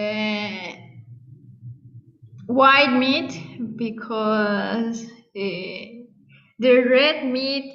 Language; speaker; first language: English; non-native, learner; Spanish